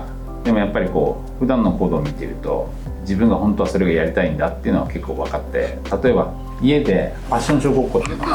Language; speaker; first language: Japanese; native; Japanese